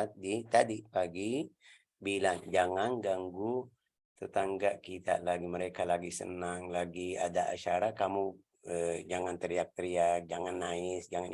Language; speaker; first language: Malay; non-native, learner; Arabic